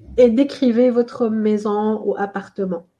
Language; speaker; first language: French; non-native, local second language; Arabic